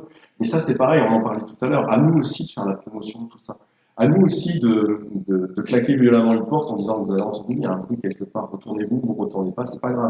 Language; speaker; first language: French; native; French